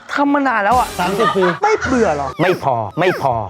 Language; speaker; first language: Thai; non-native, fluent; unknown